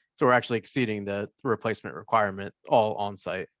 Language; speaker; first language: English; native; English